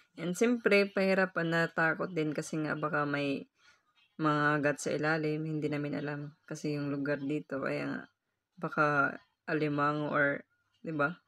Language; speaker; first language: Filipino; non-native, local second language; Cebuano